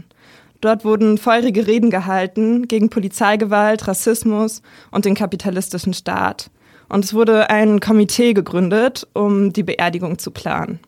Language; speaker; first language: German; native; German